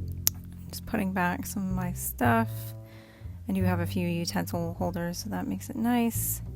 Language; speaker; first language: English; native; English